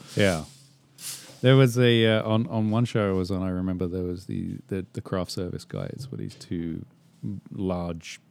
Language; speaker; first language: English; native; English